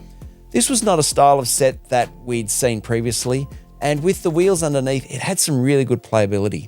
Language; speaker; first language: English; native; English